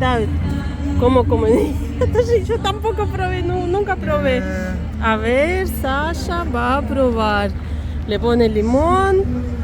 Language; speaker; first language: Spanish; non-native, fluent; Russian